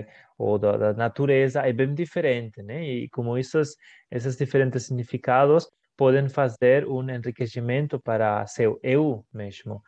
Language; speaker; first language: Portuguese; non-native, fluent; Spanish